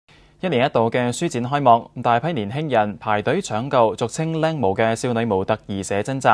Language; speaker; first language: Cantonese; native; Cantonese